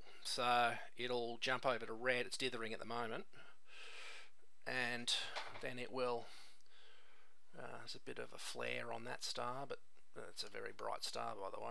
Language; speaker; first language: English; native; English